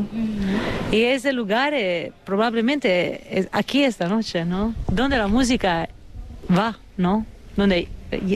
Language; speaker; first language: Spanish; non-native, fluent; Italian